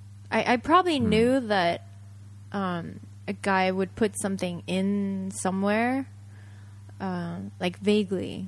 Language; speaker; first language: English; non-native, fluent; Japanese